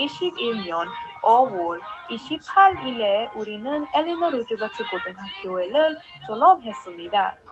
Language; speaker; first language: Korean; non-native, learner; English